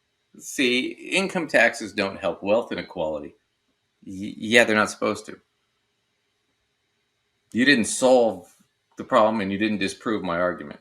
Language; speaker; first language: English; native; English